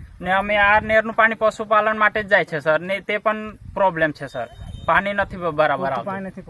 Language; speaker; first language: Gujarati; non-native, local second language; Bhili